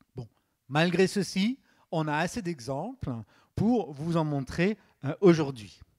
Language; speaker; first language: French; native; French